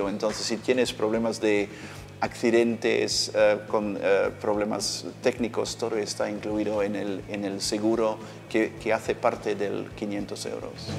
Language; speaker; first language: Spanish; non-native, fluent; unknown